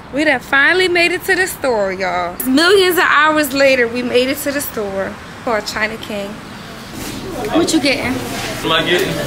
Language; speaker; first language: English; native; English